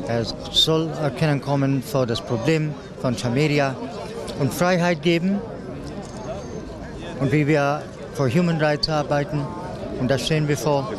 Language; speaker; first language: German; non-native, learner; Dutch